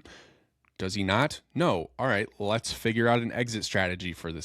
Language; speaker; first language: English; native; English